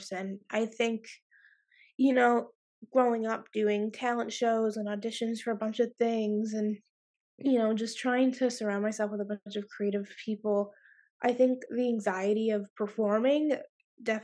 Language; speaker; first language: English; native; English